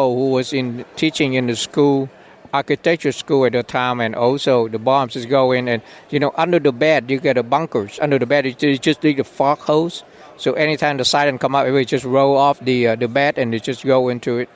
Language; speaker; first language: English; non-native, learner; Vietnamese